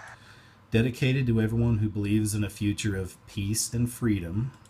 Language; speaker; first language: English; native; English